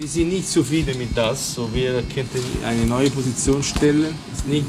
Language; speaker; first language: German; non-native, learner; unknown